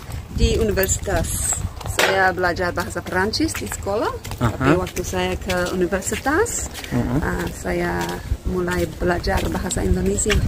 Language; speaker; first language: Indonesian; non-native, fluent; English